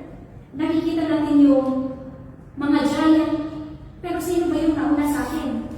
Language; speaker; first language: Filipino; native; Filipino